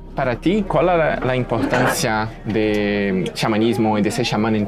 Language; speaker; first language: Spanish; non-native, learner; Portuguese